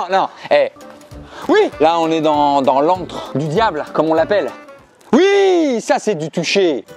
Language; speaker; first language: French; native; French